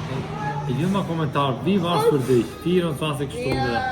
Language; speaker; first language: German; non-native, fluent; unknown